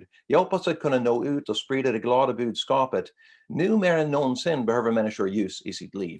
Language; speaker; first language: Swedish; non-native, fluent; English